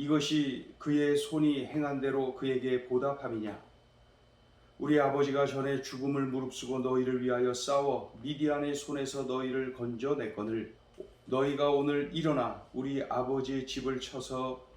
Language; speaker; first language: Korean; native; Korean